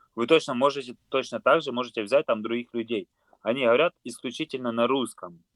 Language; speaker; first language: Russian; non-native, local second language; Ukrainian